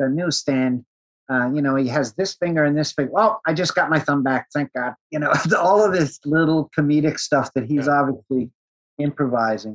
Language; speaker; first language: English; native; English